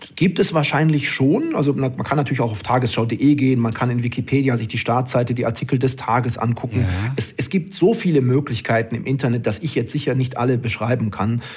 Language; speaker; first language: German; native; German